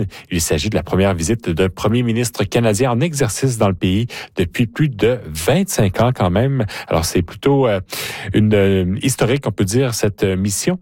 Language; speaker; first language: French; native; French